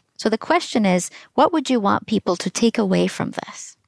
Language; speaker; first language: English; early bilingual, other home language; Russian